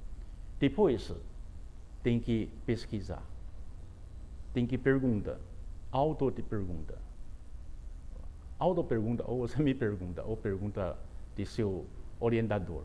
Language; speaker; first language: Portuguese; non-native, fluent; Chinese